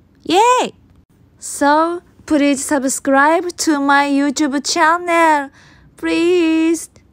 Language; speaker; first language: English; non-native, learner; Japanese